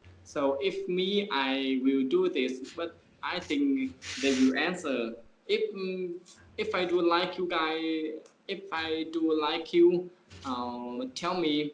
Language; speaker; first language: English; non-native, learner; Vietnamese